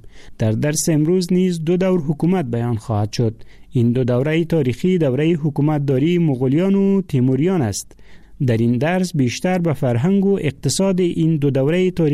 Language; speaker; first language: Persian; native; Persian